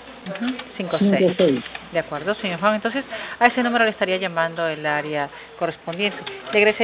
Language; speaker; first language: Spanish; native; Spanish